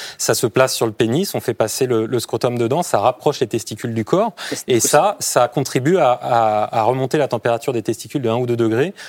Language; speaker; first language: French; native; French